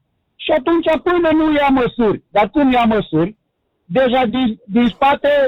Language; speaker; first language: Romanian; native; Romanian